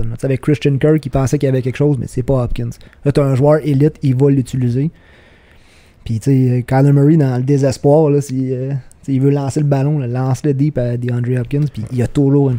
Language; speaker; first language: French; native; French